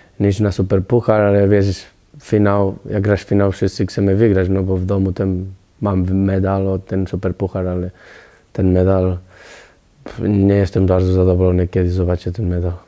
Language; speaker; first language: Polish; non-native, learner; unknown